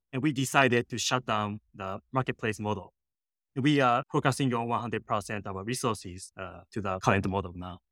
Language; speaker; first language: English; non-native, fluent; Japanese